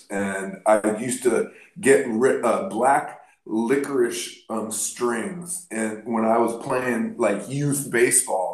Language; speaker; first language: English; native; English